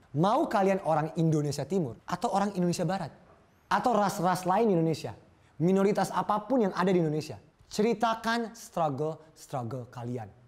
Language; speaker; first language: Indonesian; native; Indonesian